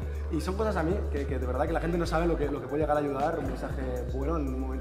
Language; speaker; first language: Spanish; native; Spanish